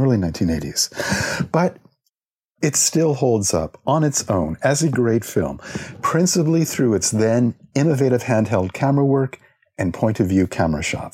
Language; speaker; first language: English; native; English